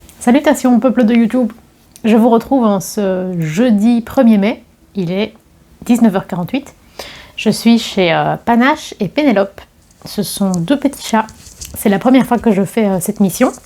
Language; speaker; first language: French; native; French